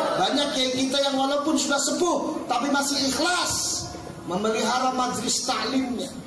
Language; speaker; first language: Indonesian; non-native, local second language; Javanese